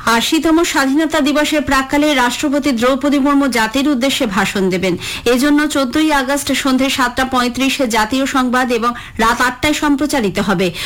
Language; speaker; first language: Bangla; native; Bangla